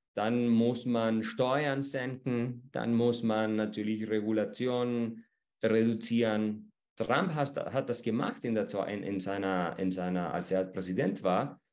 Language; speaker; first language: German; non-native, fluent; Spanish